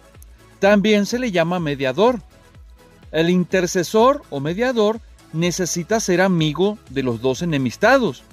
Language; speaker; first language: Spanish; native; Spanish